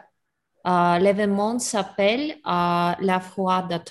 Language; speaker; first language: French; non-native, learner; English